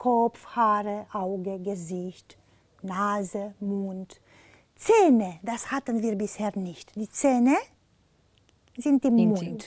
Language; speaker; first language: German; non-native, fluent; Romanian